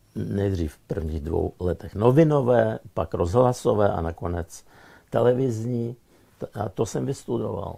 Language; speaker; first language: Czech; non-native, fluent; Russian